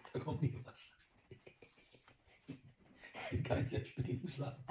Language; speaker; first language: German; native; German